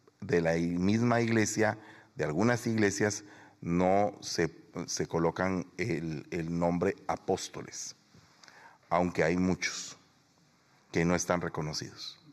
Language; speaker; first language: Spanish; native; Spanish